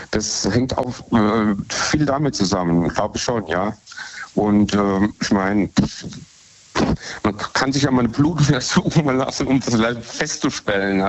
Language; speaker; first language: German; native; German